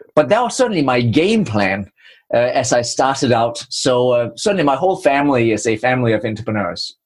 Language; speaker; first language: English; non-native, fluent; Danish